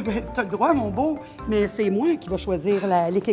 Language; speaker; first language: French; native; French